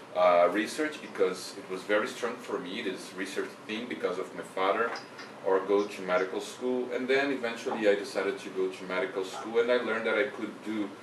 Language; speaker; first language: English; non-native, fluent; Portuguese